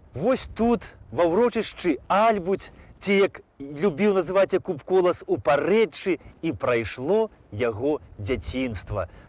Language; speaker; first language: Belarusian; native; Belarusian